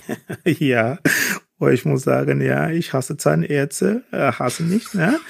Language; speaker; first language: German; non-native, fluent; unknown